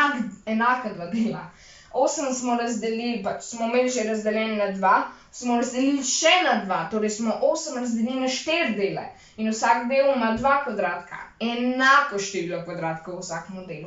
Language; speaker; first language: Slovenian; native; Slovenian